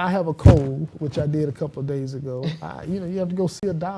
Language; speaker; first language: English; native; English